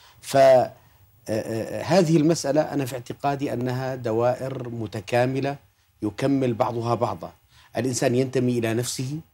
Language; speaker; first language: Arabic; native; Arabic